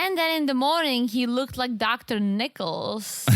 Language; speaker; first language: English; native; English